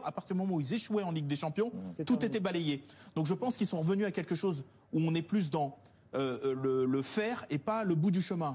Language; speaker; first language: French; native; French